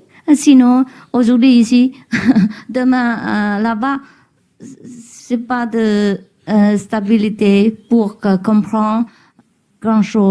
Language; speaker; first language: French; non-native, learner; Vietnamese